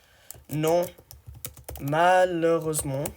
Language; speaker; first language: French; non-native, learner; English